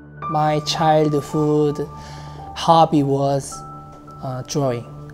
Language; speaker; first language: English; non-native, learner; Korean